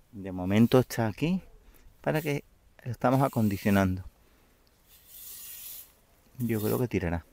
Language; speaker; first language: Spanish; native; Spanish